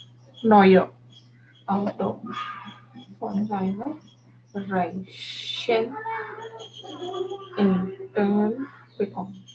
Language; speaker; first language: German; non-native, learner; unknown